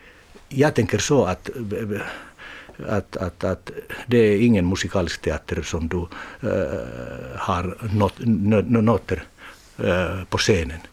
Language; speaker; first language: Swedish; non-native, learner; Finnish